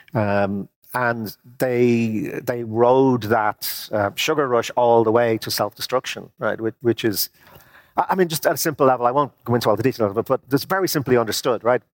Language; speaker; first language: English; native; English